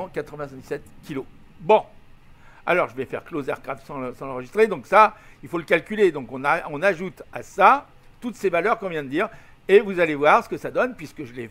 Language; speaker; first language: French; native; French